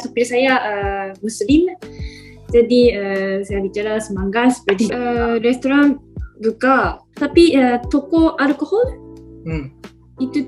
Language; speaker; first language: Indonesian; non-native, learner; Chinese